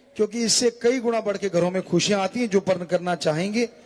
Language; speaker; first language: Hindi; non-native, local second language; Punjabi